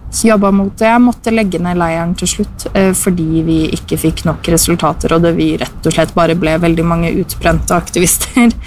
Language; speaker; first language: Norwegian; native; Norwegian